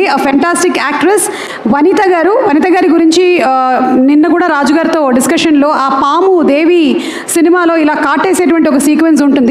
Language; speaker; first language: Telugu; native; Telugu